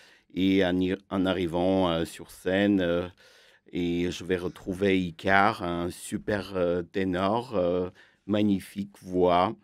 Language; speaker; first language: French; non-native, fluent; Armenian